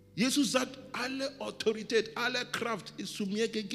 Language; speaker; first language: German; non-native, learner; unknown